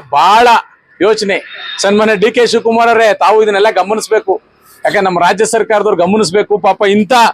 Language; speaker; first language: Kannada; native; Kannada